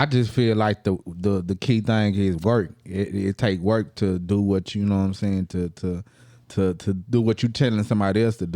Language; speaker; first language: English; native; English